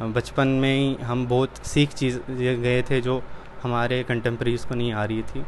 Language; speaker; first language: Hindi; native; Hindi